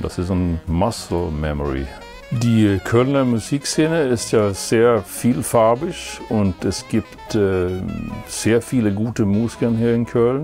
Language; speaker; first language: German; non-native, fluent; Swedish